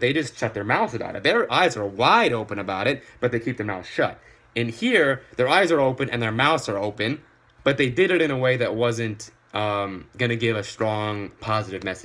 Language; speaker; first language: English; native; English